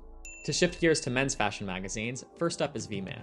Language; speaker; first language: English; native; English